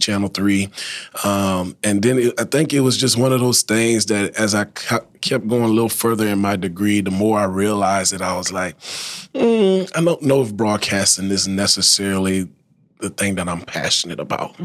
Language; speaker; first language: English; native; English